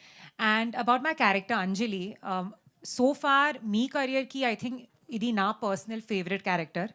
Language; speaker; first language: Telugu; non-native, learner; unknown